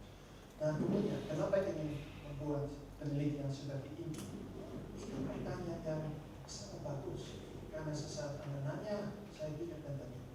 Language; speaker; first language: Indonesian; non-native, fluent; Dutch